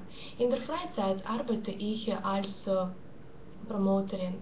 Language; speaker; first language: German; non-native, learner; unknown